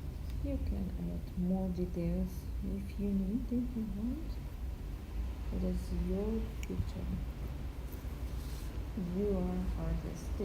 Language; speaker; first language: English; non-native, learner; Russian